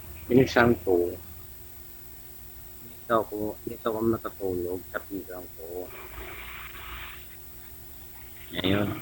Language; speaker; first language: Filipino; non-native, local second language; Cebuano